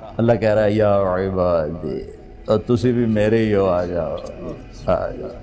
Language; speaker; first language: Urdu; non-native, local second language; Punjabi